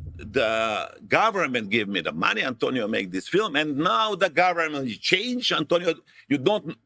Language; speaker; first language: English; non-native, learner; Macedonian